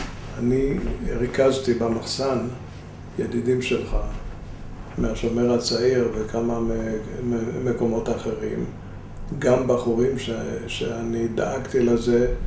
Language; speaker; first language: Hebrew; non-native, fluent; Spanish